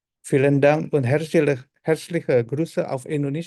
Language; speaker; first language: German; non-native, learner; Indonesian